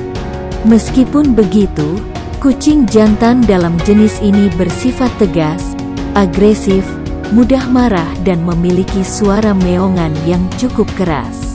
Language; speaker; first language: Indonesian; native; Indonesian